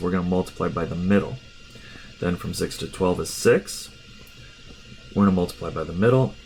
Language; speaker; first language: English; native; English